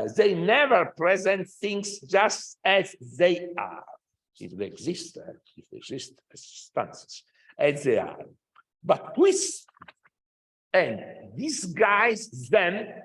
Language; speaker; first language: English; non-native, fluent; Italian